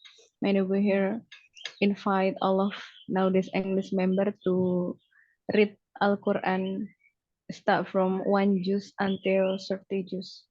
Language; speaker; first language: English; non-native, learner; Indonesian